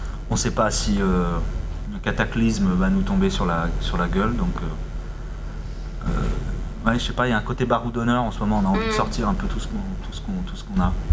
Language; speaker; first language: French; native; French